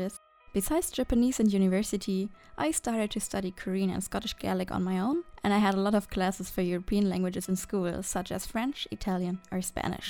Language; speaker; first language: English; non-native, fluent; German